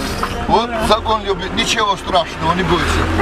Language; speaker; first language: Russian; non-native, fluent; Georgian